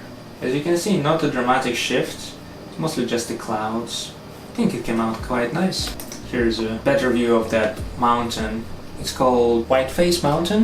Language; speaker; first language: English; non-native, fluent; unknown